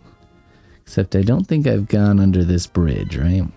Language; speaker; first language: English; native; English